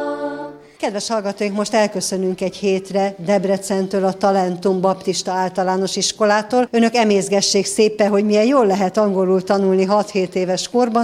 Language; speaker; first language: Hungarian; native; Hungarian